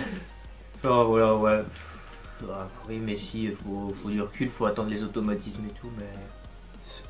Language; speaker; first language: French; native; French